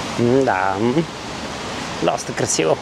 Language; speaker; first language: Russian; non-native, learner; Bulgarian